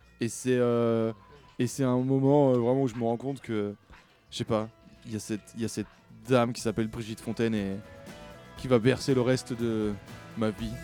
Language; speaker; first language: French; native; French